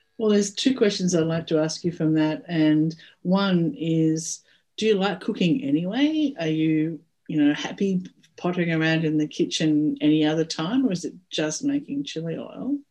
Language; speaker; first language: English; native; English